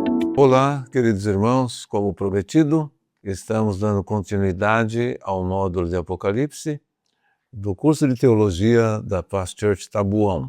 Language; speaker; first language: Portuguese; native; Portuguese